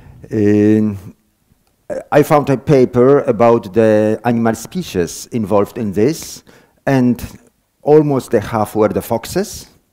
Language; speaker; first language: English; non-native, fluent; Polish